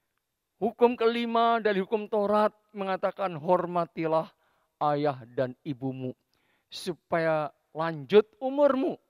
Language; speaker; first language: Indonesian; native; Indonesian